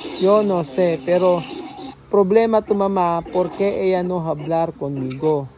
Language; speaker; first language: Spanish; non-native, learner; Filipino